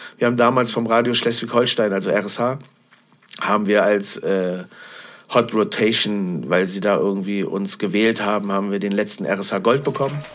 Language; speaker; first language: German; native; German